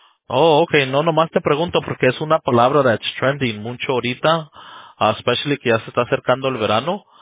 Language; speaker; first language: Spanish; early bilingual, heritage; Spanish